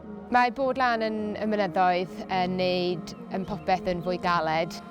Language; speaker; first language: Welsh; non-native, local second language; English